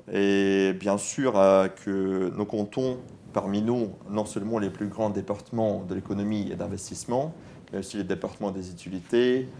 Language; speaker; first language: French; non-native, fluent; Russian